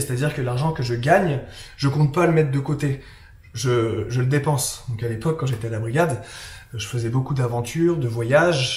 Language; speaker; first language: French; native; French